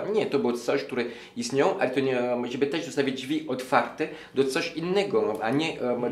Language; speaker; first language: Polish; non-native, learner; French